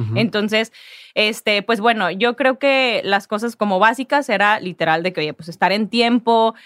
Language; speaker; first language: Spanish; native; Spanish